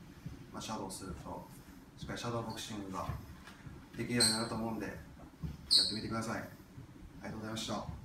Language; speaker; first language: Japanese; native; Japanese